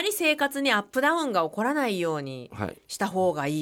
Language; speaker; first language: Japanese; native; Japanese